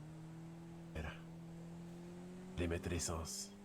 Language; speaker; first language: French; native; French